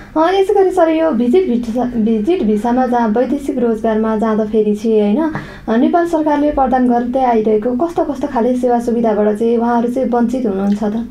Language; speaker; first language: Nepali; native; Nepali